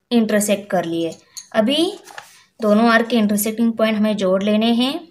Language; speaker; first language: Hindi; non-native, local second language; Marathi